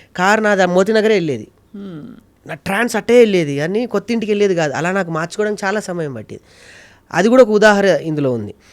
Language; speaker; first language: Telugu; native; Telugu